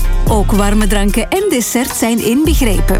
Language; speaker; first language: Dutch; native; Dutch